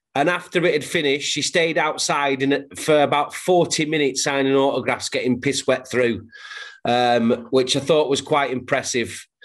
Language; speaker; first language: English; native; English